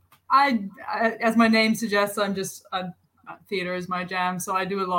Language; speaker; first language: English; non-native, local second language; Cantonese